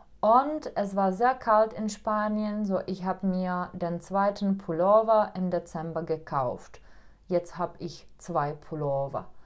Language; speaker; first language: German; non-native, fluent; Czech